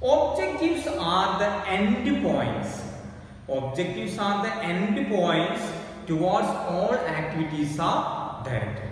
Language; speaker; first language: English; non-native, local second language; Malayalam